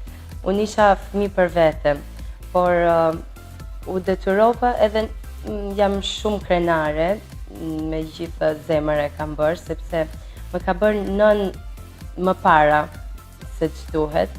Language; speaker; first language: Albanian; early bilingual, heritage; Albanian